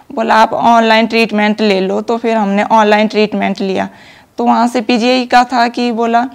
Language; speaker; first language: Hindi; native; Hindi